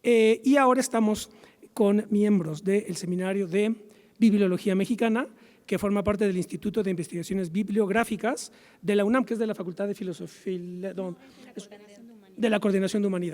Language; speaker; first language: Spanish; native; Spanish